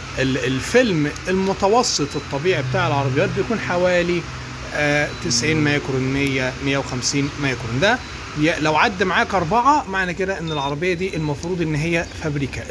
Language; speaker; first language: Arabic; native; Arabic